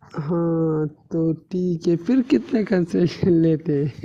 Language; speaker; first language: Hindi; non-native, local second language; Pashto